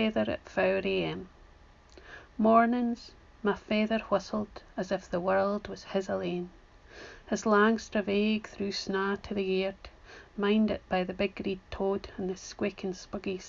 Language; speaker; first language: English; native; English